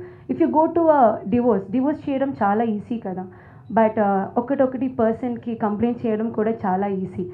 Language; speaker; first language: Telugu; non-native, learner; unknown